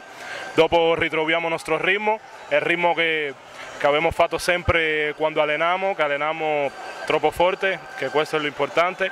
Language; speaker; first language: Italian; non-native, learner; Spanish